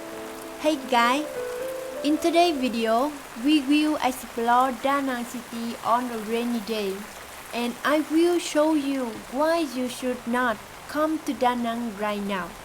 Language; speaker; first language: English; non-native, learner; Vietnamese